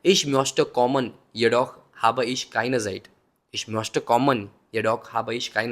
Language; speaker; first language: German; non-native, learner; Hindi